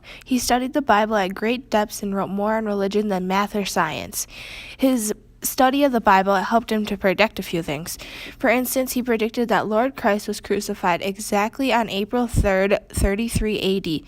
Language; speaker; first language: English; native; English